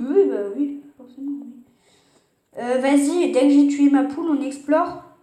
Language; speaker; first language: French; native; French